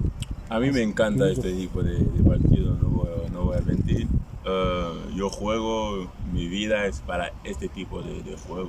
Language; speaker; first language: Spanish; non-native, fluent; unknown